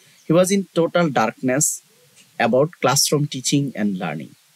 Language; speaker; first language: English; non-native, local second language; Bangla